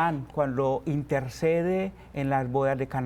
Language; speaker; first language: Spanish; native; Spanish